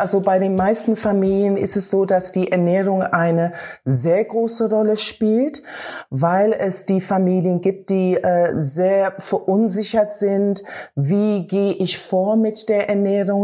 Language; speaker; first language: German; non-native, fluent; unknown